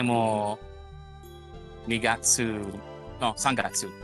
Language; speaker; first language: Japanese; early bilingual, heritage; English